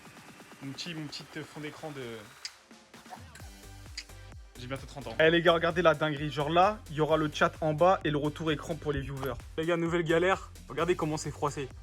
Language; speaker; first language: French; native; French